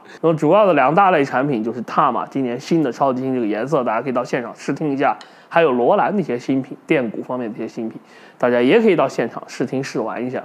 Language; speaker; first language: Chinese; native; Chinese